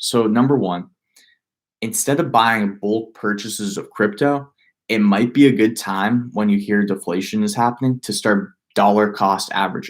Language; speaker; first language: English; native; English